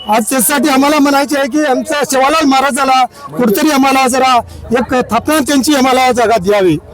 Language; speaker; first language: Marathi; non-native, local second language; Lambadi